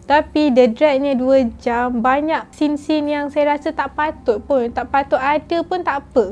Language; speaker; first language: Malay; native; Malay